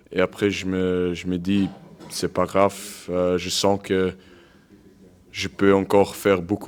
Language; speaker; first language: French; non-native, local second language; Dutch